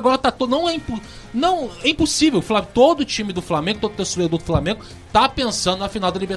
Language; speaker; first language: Portuguese; native; Portuguese